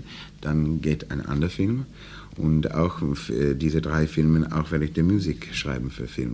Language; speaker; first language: German; non-native, learner; English